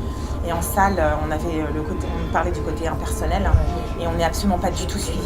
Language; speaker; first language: French; native; French